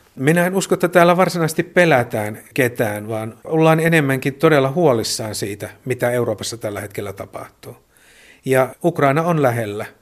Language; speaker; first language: Finnish; native; Finnish